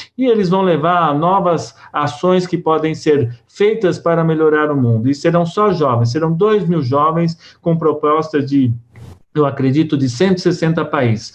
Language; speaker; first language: Portuguese; native; Portuguese